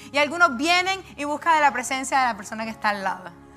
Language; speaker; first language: Spanish; early bilingual, heritage; Spanish